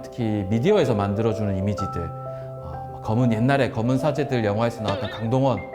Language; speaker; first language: Korean; native; Korean